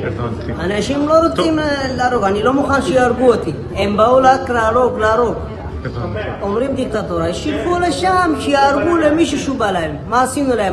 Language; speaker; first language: Hebrew; non-native, learner; Tigrinya